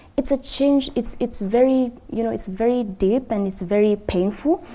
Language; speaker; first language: English; non-native, local second language; Kikuyu